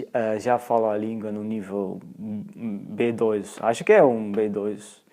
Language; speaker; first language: Portuguese; non-native, fluent; Dutch